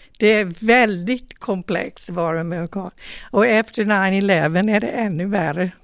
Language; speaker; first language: Swedish; non-native, fluent; English